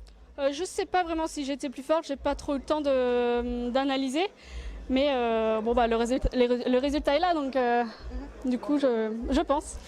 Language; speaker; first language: French; native; French